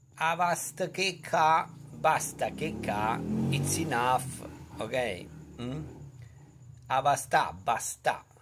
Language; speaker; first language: Italian; native; Italian